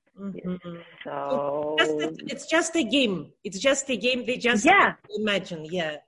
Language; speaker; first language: English; non-native, learner; Russian